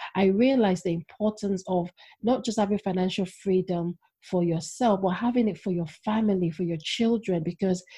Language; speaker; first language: English; non-native, local second language; Yoruba